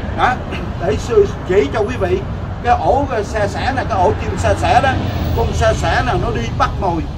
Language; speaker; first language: Vietnamese; native; Vietnamese